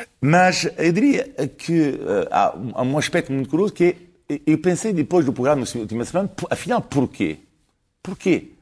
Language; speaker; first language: Portuguese; non-native, fluent; French